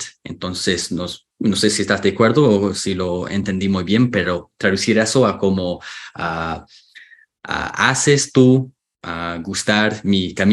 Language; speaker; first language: Spanish; non-native, fluent; English